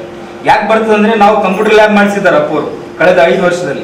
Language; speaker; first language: Kannada; native; Kannada